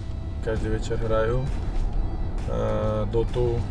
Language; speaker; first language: Czech; non-native, fluent; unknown